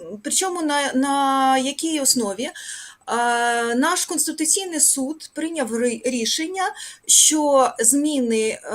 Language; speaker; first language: Ukrainian; native; Ukrainian